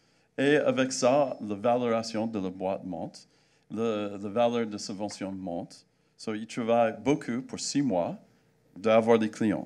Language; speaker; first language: French; non-native, fluent; English